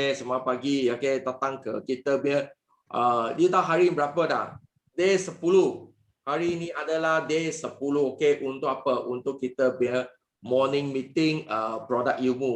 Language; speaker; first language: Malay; non-native, local second language; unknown